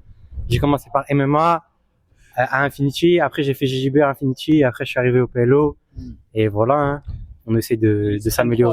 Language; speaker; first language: French; native; French